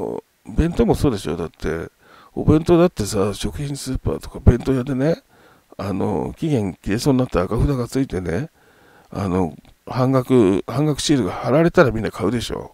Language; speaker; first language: Japanese; native; Japanese